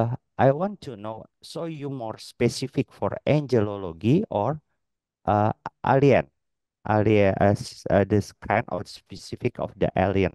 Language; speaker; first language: English; non-native, learner; Indonesian